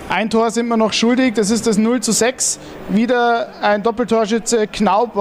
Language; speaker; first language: German; native; German